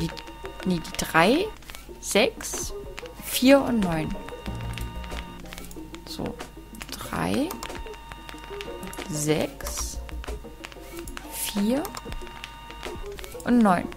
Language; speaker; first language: German; native; German